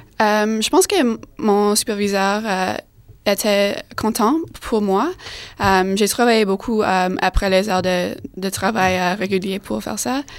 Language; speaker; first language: French; non-native, fluent; English